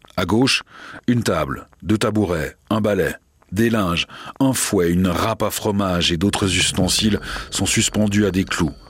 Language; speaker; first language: French; native; French